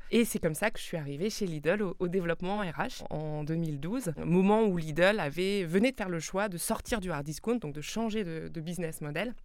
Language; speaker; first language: French; non-native, local second language; Swiss German